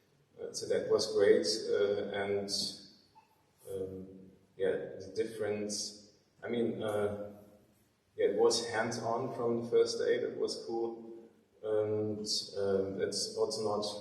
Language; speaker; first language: English; non-native, fluent; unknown